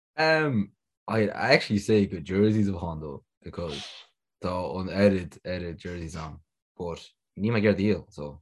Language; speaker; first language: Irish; native; Irish